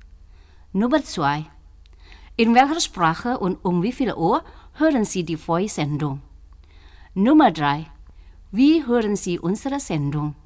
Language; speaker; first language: German; non-native, fluent; Indonesian